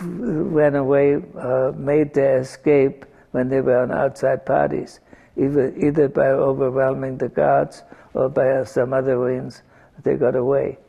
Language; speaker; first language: English; non-native, fluent; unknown